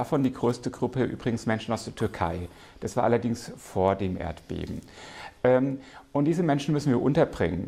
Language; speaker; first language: German; native; German